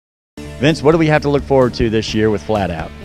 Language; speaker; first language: English; native; English